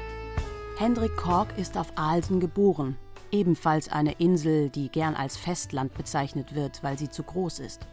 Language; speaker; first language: German; native; German